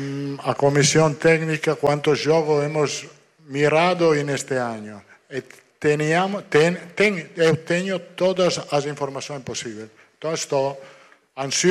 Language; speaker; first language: Portuguese; non-native, fluent; Italian